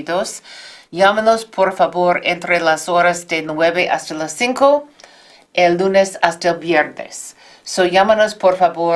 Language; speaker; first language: Spanish; non-native, fluent; English